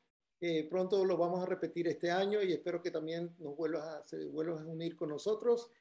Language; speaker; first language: Spanish; native; Spanish